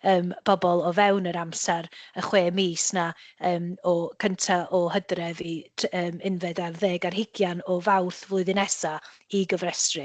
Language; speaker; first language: Welsh; native; Welsh